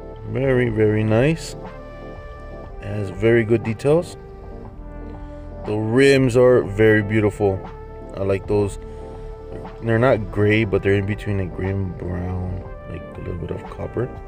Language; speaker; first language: English; early bilingual, other home language; Spanish